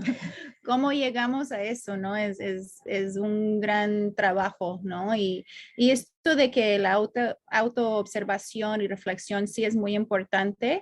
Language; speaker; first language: Spanish; non-native, fluent; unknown